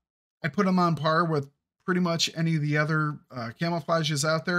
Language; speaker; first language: English; native; English